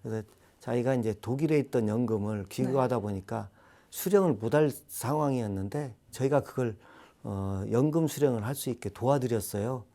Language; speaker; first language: Korean; native; Korean